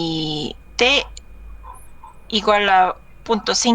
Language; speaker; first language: Spanish; non-native, learner; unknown